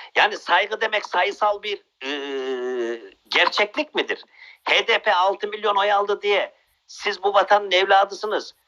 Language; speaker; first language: Turkish; native; Turkish